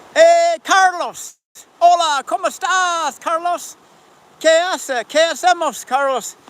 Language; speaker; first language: Spanish; non-native, learner; English